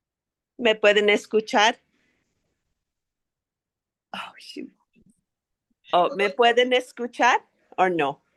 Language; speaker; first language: Spanish; early bilingual, heritage; English